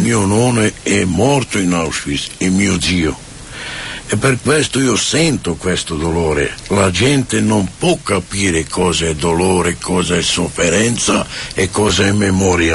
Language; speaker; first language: Italian; non-native, fluent; Romany